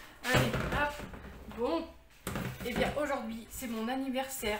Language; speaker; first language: French; native; French